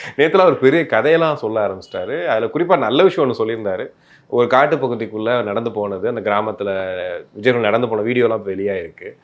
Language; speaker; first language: Tamil; native; Tamil